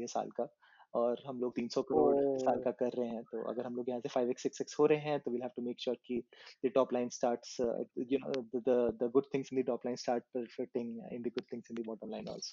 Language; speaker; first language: English; non-native, local second language; Hindi